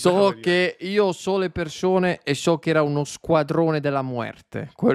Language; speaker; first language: Italian; native; Italian